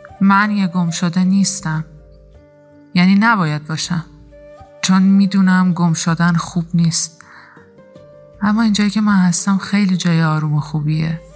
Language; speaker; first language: Persian; native; Persian